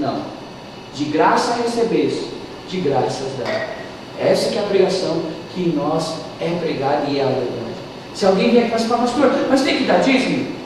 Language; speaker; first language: Portuguese; native; Portuguese